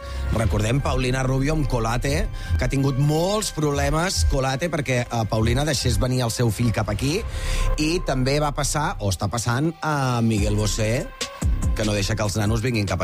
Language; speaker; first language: Catalan; native; Catalan